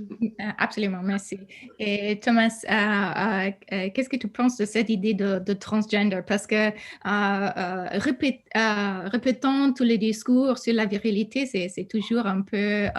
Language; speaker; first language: French; non-native, fluent; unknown